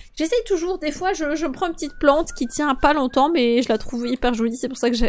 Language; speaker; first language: French; native; French